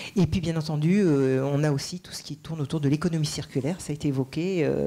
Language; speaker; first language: French; native; French